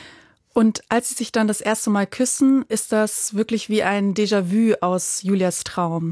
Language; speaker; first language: German; native; German